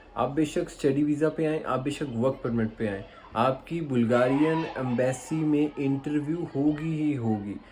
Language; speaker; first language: Hindi; native; Hindi